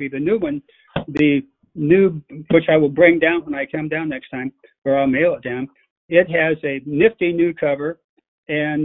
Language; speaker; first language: English; native; English